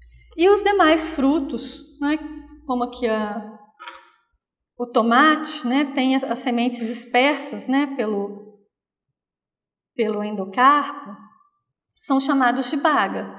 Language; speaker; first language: Portuguese; native; Portuguese